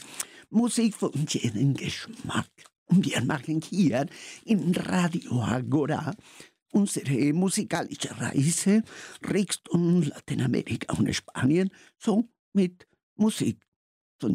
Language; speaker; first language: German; non-native, learner; Slovenian